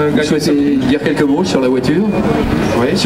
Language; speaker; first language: French; native; French